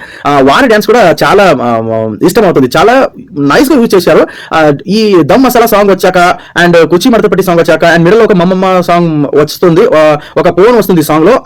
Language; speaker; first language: Telugu; non-native, learner; Kannada